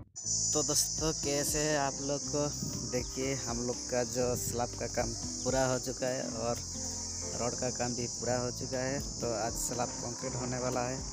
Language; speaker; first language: Hindi; non-native, local second language; Odia